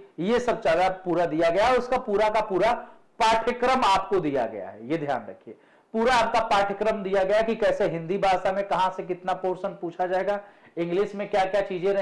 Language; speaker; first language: Hindi; native; Hindi